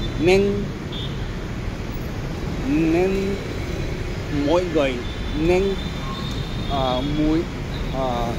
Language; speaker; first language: Vietnamese; non-native, learner; Japanese